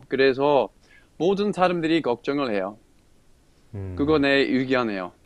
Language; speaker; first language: Korean; non-native, fluent; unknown